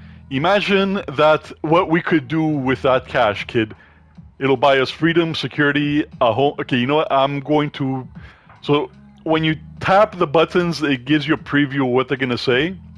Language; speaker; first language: English; native; English